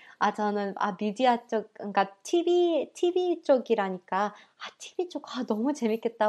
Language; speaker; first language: Korean; early bilingual, heritage; Korean